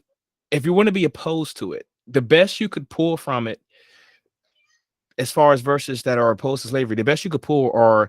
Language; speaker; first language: English; native; English